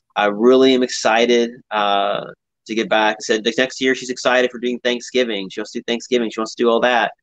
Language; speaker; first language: English; native; English